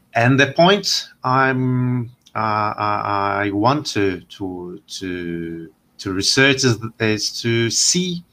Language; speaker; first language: English; non-native, fluent; Portuguese